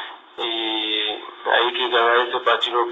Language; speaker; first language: Spanish; non-native, learner; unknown